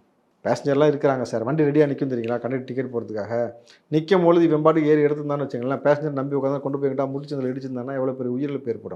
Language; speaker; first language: Tamil; native; Tamil